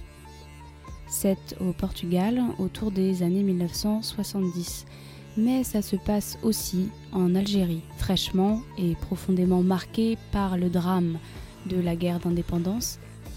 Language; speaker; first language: French; native; French